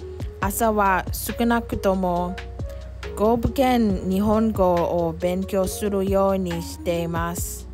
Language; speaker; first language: Japanese; non-native, learner; English